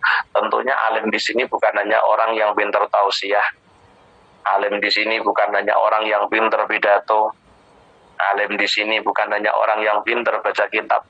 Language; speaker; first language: Indonesian; native; Indonesian